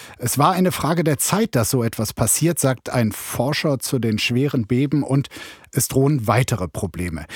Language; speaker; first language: German; native; German